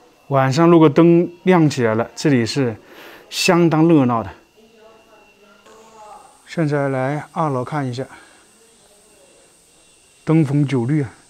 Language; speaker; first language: Chinese; native; Chinese